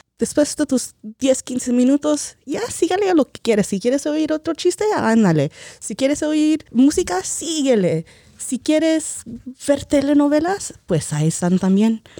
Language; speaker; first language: Spanish; early bilingual, heritage; Spanish